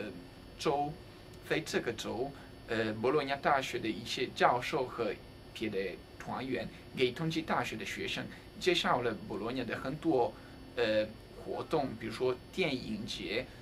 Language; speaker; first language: Chinese; non-native, fluent; Italian